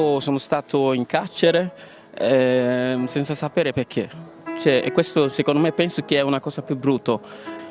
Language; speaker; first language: Italian; non-native, learner; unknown